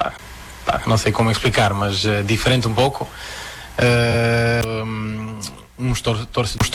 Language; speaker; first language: Portuguese; non-native, fluent; Croatian